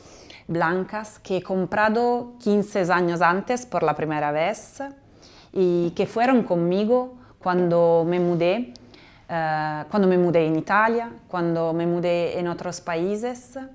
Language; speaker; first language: Spanish; non-native, fluent; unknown